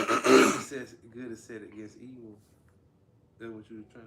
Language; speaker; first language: English; native; English